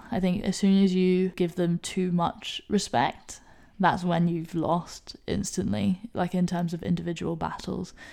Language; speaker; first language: English; native; English